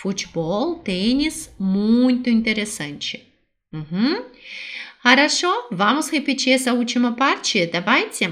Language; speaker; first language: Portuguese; non-native, fluent; Russian